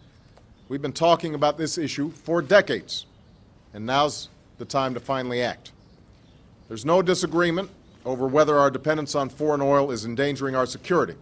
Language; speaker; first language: English; native; English